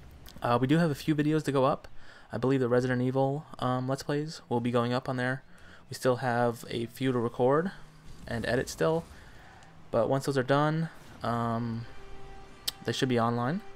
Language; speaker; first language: English; native; English